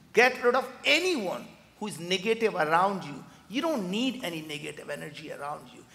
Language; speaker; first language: English; non-native, local second language; Hindi